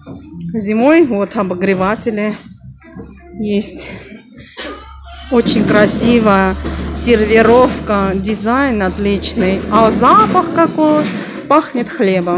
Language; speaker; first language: Russian; non-native, local second language; Armenian